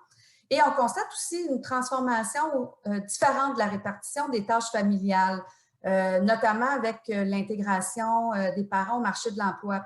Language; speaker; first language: French; native; French